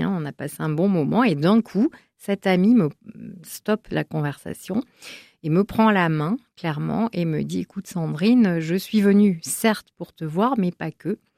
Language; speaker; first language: French; native; French